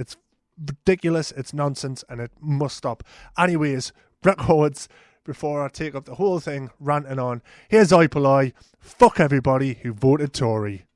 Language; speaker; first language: English; native; English